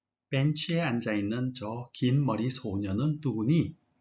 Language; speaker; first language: Korean; native; Korean